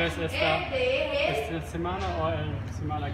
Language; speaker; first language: Spanish; non-native, learner; German